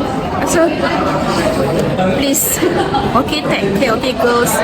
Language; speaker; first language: English; non-native, local second language; Malay